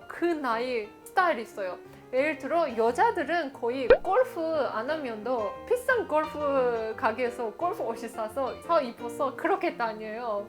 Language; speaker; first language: Korean; non-native, learner; Azerbaijani